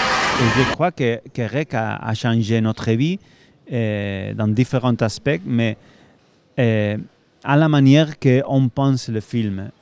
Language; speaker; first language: French; non-native, fluent; Spanish